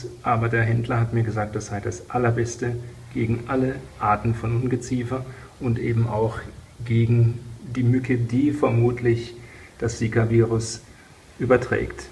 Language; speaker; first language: German; native; German